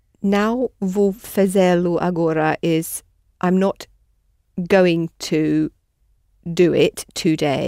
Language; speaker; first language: Portuguese; non-native, learner; English